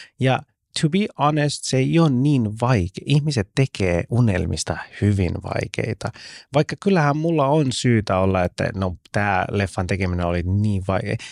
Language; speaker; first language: Finnish; early bilingual, other home language; Persian